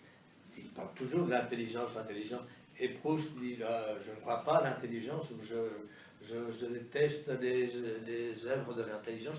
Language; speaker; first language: French; non-native, fluent; Catalan